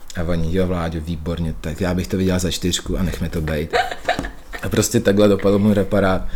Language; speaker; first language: Czech; early bilingual, other home language; Russian